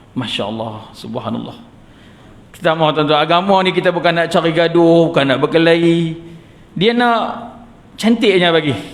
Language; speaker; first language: Malay; native; Malay